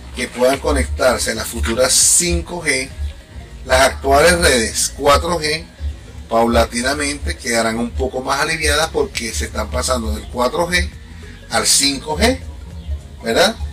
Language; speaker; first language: Spanish; native; Spanish